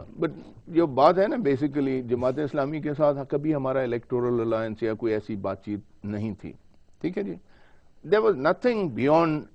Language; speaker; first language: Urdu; non-native, local second language; Pashto